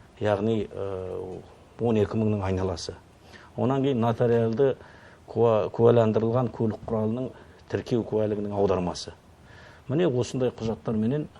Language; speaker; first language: Kazakh; native; Kazakh